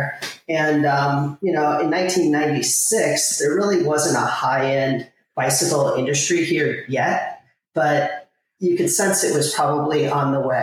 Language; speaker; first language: English; native; English